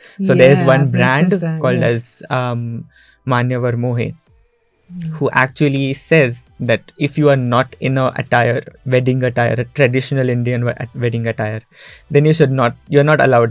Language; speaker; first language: English; non-native, local second language; Marathi